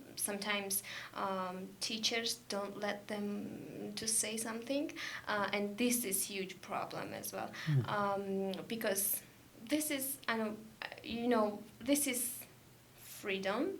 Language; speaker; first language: English; non-native, learner; Georgian